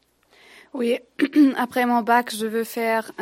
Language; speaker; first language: French; non-native, learner; German